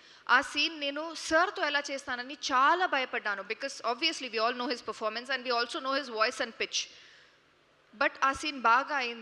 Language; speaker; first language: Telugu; non-native, local second language; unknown